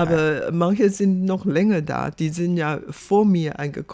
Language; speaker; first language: German; non-native, fluent; Chinese